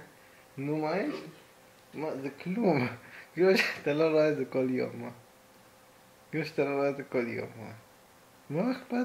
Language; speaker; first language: Hebrew; native; Hebrew